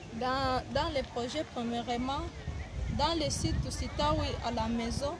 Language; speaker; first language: French; non-native, learner; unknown